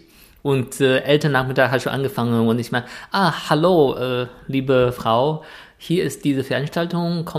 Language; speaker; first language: German; non-native, fluent; Chinese